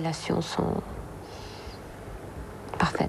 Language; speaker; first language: French; non-native, local second language; Arabic